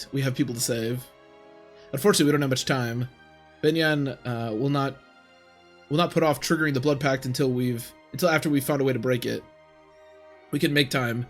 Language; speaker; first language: English; native; English